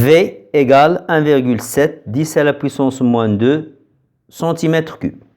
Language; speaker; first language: French; non-native, local second language; Arabic